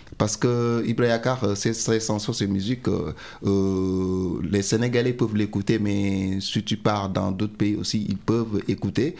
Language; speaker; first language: French; non-native, local second language; Wolof